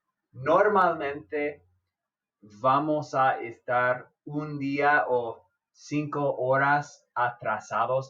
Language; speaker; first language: Spanish; non-native, fluent; English